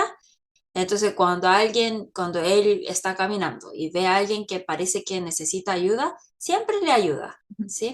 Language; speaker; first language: Spanish; non-native, fluent; Korean